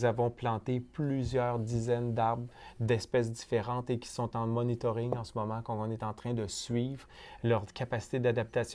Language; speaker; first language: French; native; French